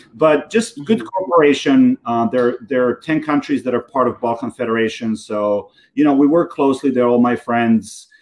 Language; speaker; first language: English; non-native, fluent; Serbian